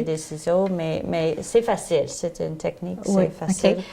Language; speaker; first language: French; non-native, learner; English